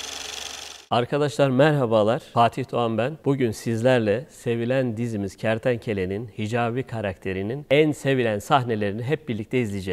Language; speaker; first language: Turkish; native; Turkish